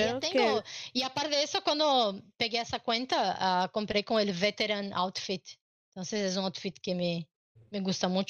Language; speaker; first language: Spanish; non-native, learner; Portuguese